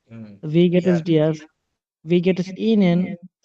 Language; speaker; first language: German; non-native, learner; Bangla